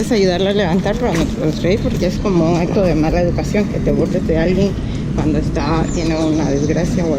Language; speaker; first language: Spanish; native; Spanish